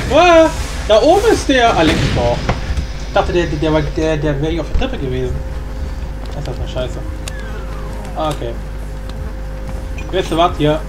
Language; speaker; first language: German; native; German